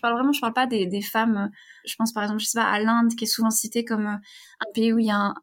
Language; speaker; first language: French; native; French